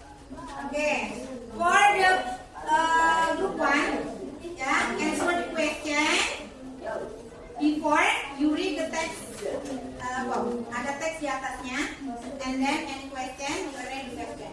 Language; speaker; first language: English; non-native, learner; Indonesian